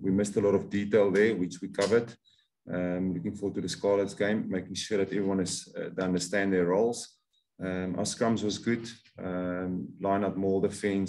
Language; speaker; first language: English; non-native, local second language; Afrikaans